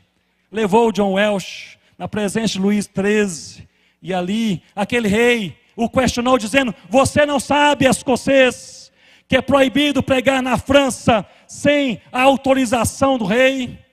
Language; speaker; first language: Portuguese; native; Portuguese